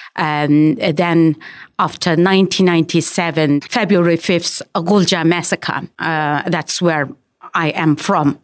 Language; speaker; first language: English; non-native, fluent; Chinese